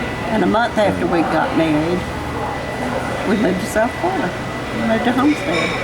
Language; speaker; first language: English; native; English